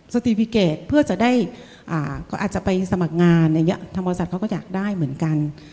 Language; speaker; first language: Thai; non-native, fluent; Vietnamese